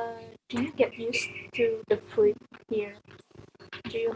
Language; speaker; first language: English; non-native, learner; Indonesian